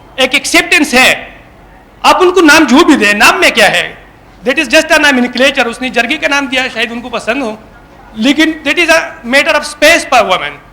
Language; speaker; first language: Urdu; non-native, local second language; Pashto